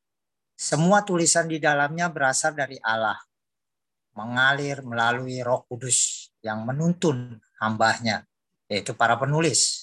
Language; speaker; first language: Indonesian; native; Indonesian